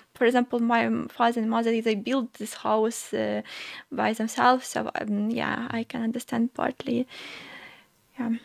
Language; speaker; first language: English; non-native, fluent; Ukrainian